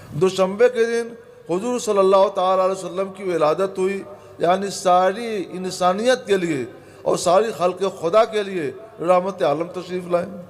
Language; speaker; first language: Urdu; native; Urdu